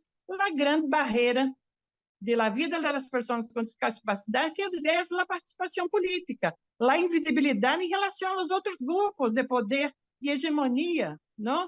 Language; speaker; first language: Portuguese; non-native, fluent; Spanish